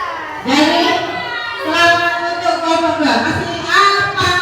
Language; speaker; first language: Indonesian; native; Indonesian